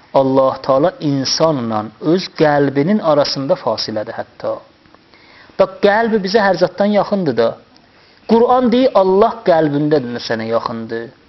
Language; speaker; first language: Persian; non-native, local second language; Azerbaijani